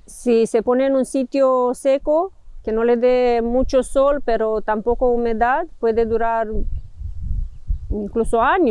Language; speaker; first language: Spanish; non-native, fluent; Romanian